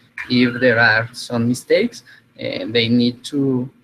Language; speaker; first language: English; non-native, fluent; Spanish